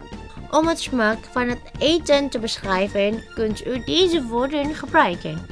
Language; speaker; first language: Dutch; non-native, learner; Indonesian